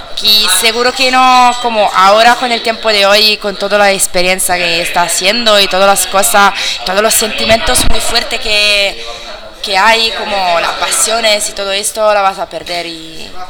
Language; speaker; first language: Spanish; non-native, learner; Italian